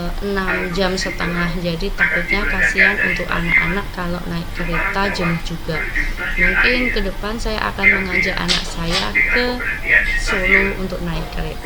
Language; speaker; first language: Indonesian; non-native, local second language; Javanese